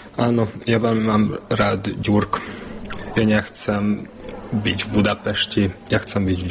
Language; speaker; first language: Slovak; non-native, local second language; Hungarian